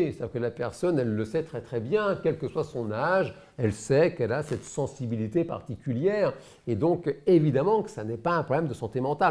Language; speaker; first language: French; native; French